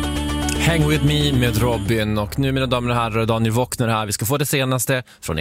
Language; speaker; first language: Swedish; native; Swedish